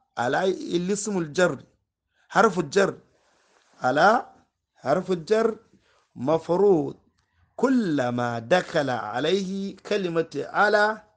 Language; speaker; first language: Arabic; non-native, fluent; Hausa